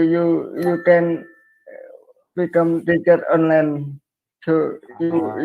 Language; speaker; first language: English; non-native, learner; Indonesian